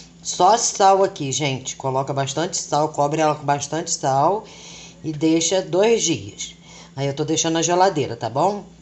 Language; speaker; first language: Portuguese; native; Portuguese